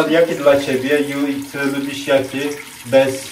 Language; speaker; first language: Polish; non-native, learner; Turkish